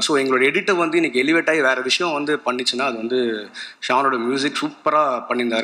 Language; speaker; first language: Tamil; native; Tamil